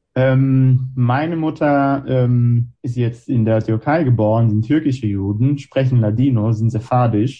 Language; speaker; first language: German; non-native, fluent; Hebrew